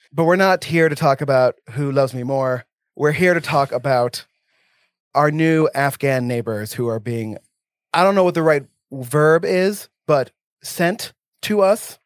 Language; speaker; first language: English; native; English